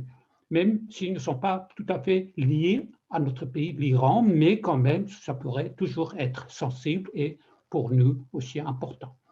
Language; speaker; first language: French; non-native, fluent; Persian